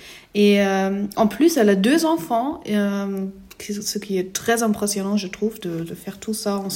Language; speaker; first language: French; non-native, fluent; German